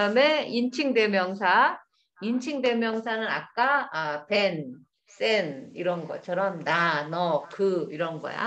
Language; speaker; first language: Korean; native; Korean